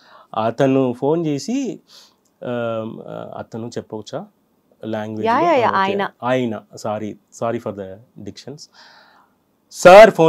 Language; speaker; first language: Telugu; non-native, local second language; Tamil